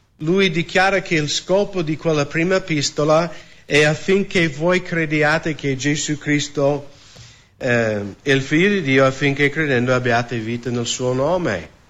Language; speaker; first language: Italian; non-native, fluent; English